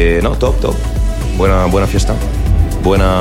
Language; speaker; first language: Spanish; non-native, learner; French